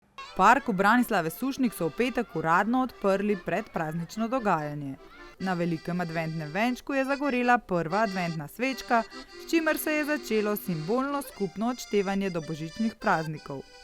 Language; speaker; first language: Slovenian; native; Slovenian